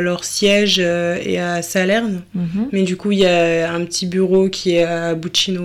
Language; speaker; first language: French; native; French